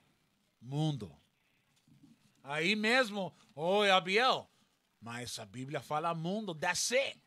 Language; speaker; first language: Portuguese; non-native, learner; Spanish